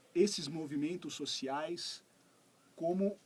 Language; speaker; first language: Portuguese; native; Portuguese